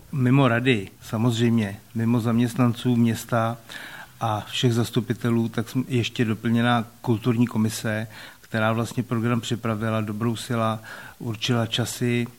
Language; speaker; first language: Czech; native; Czech